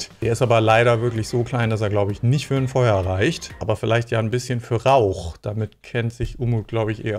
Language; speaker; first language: German; native; German